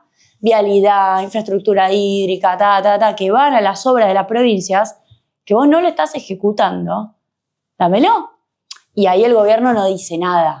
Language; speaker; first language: Spanish; native; Spanish